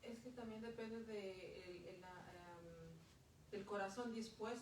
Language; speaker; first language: Spanish; native; Spanish